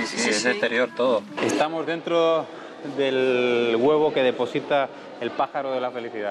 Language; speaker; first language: Spanish; native; Spanish